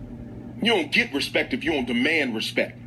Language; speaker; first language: English; native; English